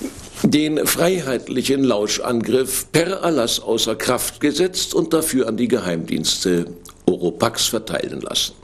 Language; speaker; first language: German; native; German